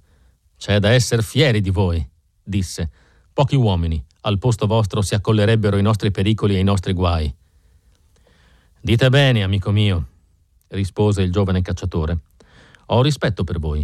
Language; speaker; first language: Italian; native; Italian